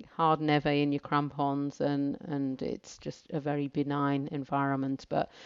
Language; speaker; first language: English; native; English